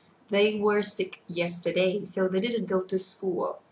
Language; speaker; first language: English; non-native, fluent; Vietnamese